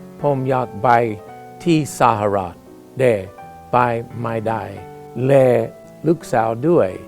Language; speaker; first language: Thai; non-native, fluent; English